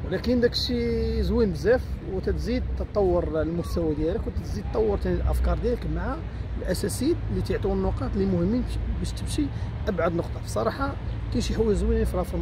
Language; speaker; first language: Arabic; native; Arabic